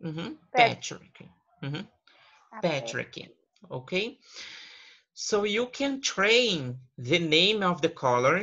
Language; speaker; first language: English; non-native, fluent; Portuguese